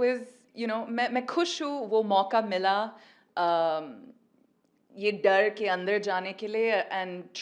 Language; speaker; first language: Hindi; non-native, learner; English